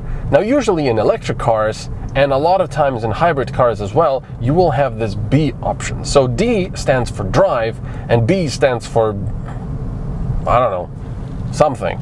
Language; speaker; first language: English; non-native, fluent; Slovenian